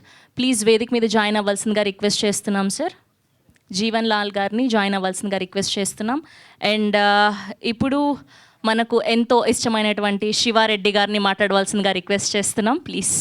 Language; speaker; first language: Telugu; native; Telugu